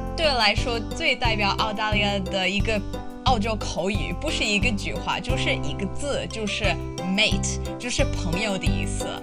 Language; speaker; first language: Chinese; non-native, fluent; English